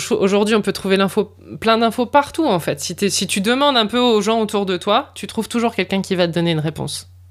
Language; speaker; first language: French; native; French